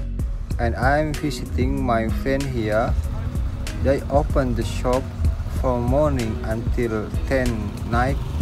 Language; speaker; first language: English; non-native, learner; Indonesian